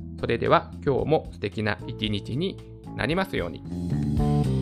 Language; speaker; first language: Japanese; native; Japanese